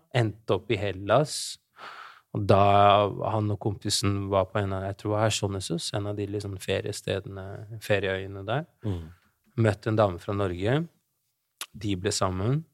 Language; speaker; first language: Norwegian; early bilingual, other home language; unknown